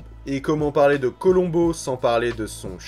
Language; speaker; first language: French; native; French